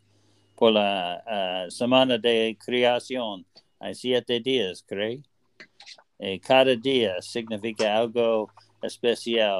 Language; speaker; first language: Spanish; non-native, learner; English